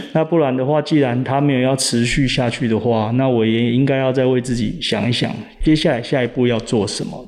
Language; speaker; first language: Chinese; native; Chinese